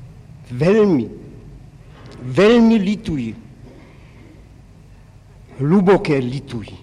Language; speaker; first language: Czech; non-native, local second language; German